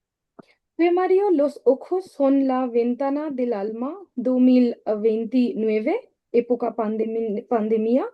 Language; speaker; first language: Spanish; non-native, learner; Bangla